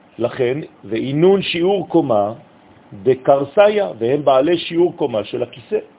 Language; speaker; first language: Hebrew; non-native, fluent; French